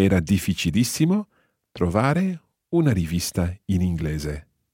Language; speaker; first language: Italian; non-native, fluent; English